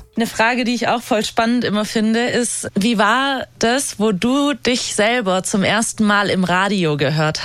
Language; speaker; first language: German; native; German